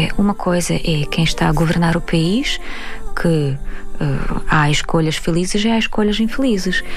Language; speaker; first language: Portuguese; non-native, fluent; Russian